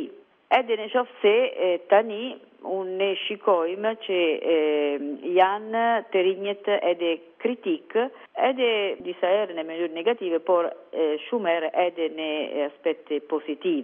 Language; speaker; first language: Albanian; non-native, learner; Italian